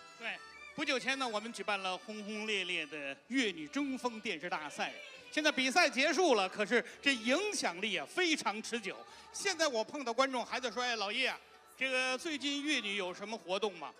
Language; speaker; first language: Chinese; native; Chinese